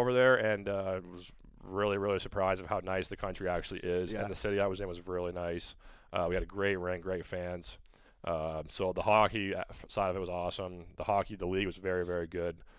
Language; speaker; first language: English; native; English